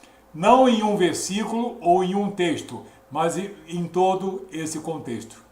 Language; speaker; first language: Portuguese; native; Portuguese